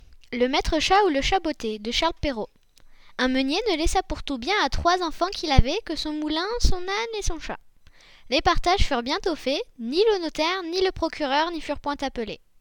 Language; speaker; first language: French; native; French